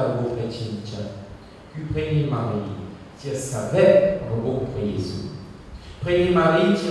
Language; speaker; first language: Khmer; non-native, fluent; French